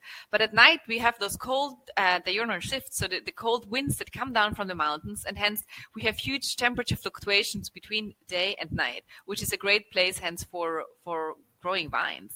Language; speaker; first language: English; non-native, fluent; German